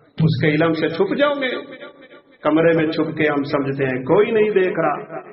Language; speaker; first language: Urdu; non-native, local second language; Punjabi